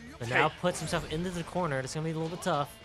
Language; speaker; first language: English; native; English